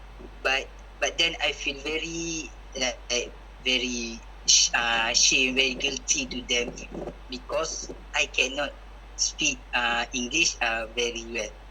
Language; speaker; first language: English; non-native, local second language; Malay